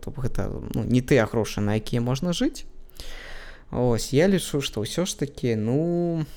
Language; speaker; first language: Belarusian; non-native, local second language; Russian